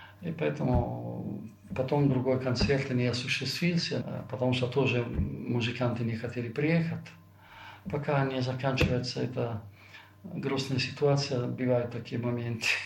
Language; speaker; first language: Russian; non-native, fluent; Italian